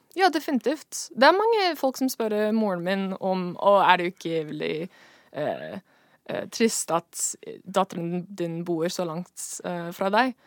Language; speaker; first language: Norwegian; non-native, fluent; English